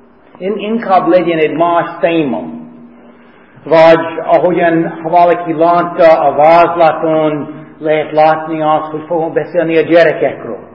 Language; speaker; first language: Hungarian; non-native, fluent; English